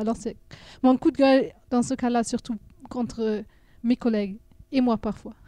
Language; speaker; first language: French; non-native, fluent; German